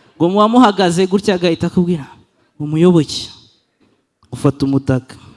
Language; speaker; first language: Kinyarwanda; native; Kinyarwanda